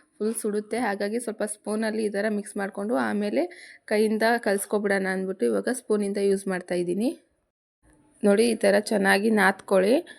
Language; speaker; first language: Kannada; non-native, local second language; Lambadi